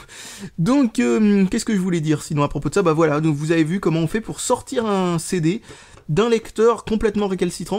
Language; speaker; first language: French; native; French